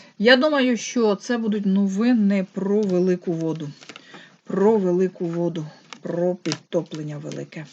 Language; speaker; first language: Ukrainian; non-native, local second language; Russian